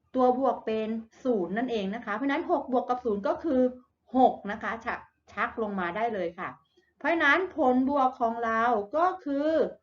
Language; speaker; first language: Thai; native; Thai